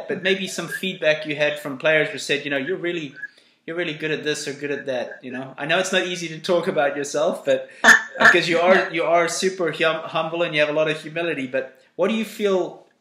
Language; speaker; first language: English; native; English